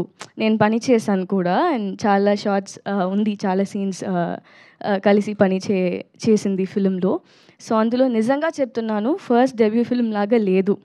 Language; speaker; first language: Telugu; non-native, learner; Tamil